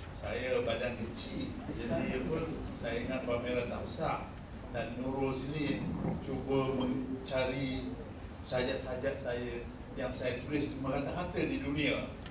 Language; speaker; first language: Malay; native; Malay